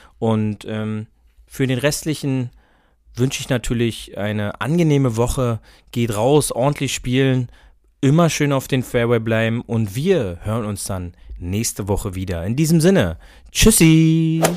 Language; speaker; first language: German; native; German